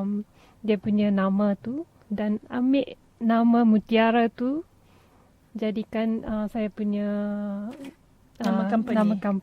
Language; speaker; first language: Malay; non-native, fluent; Japanese